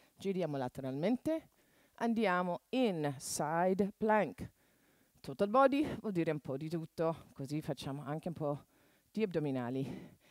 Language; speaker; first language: Italian; non-native, fluent; English